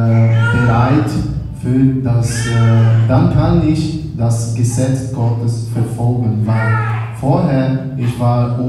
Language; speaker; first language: German; non-native, learner; Portuguese